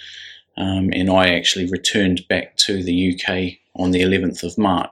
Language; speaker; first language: English; native; English